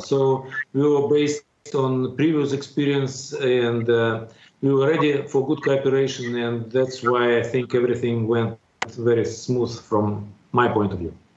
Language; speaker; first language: English; non-native, fluent; Russian